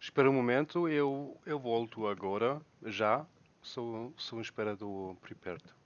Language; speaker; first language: Portuguese; non-native, learner; German